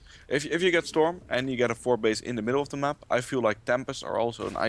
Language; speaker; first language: English; non-native, fluent; Dutch